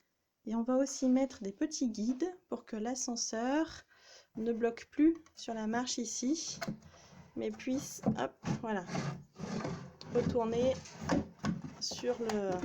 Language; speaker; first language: French; native; French